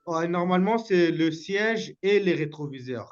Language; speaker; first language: French; non-native, learner; Bangla